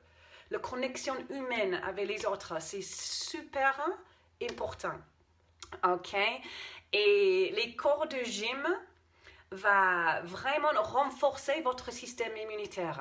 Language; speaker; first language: French; non-native, fluent; English